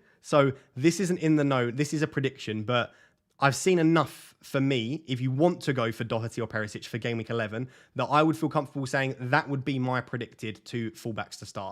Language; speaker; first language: English; native; English